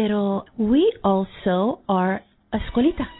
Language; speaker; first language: Spanish; early bilingual, heritage; Spanish